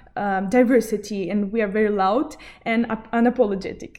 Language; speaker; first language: English; non-native, fluent; Belarusian